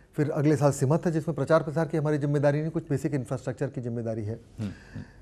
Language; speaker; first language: Hindi; native; Hindi